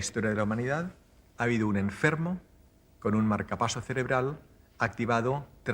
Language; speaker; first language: Spanish; native; Spanish